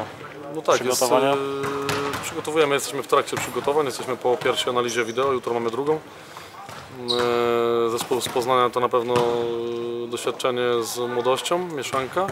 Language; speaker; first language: Polish; native; Polish